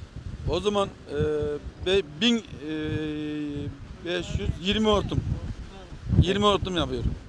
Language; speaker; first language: Turkish; native; Turkish